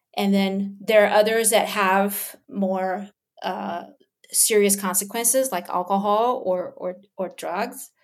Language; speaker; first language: English; early bilingual, other home language; Portuguese